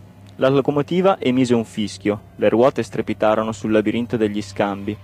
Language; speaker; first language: Italian; native; Italian